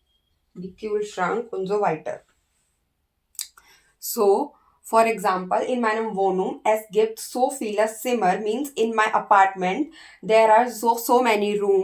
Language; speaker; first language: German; non-native, learner; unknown